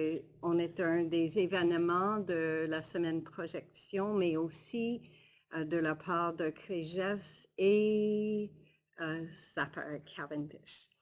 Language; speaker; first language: French; non-native, local second language; English